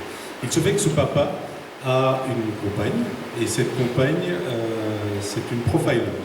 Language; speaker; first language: French; native; French